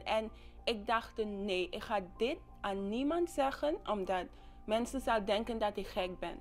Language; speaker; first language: Dutch; non-native, local second language; English